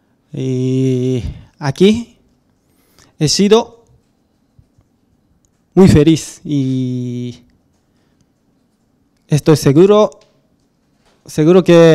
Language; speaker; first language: Spanish; non-native, learner; Japanese